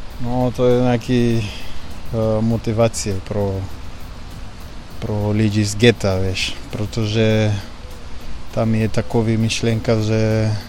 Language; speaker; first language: Czech; non-native, learner; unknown